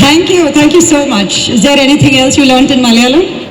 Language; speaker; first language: English; non-native, local second language; Malayalam